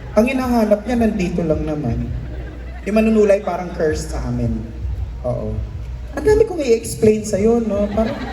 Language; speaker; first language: Filipino; non-native, local second language; Waray